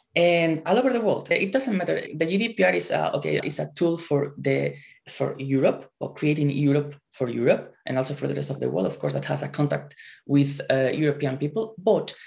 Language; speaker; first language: English; non-native, fluent; Spanish